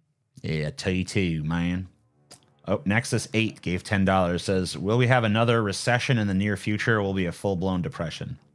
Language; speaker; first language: English; native; English